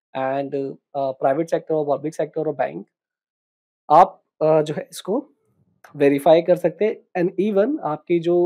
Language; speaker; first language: Hindi; native; Hindi